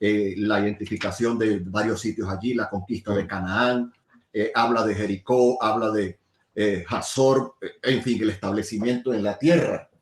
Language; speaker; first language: Spanish; native; Spanish